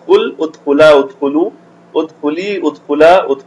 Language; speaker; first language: Arabic; non-native, fluent; Urdu